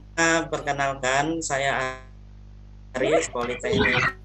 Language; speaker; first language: Indonesian; native; Indonesian